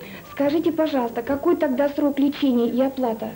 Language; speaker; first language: Russian; native; Russian